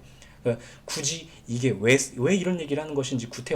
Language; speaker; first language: Korean; native; Korean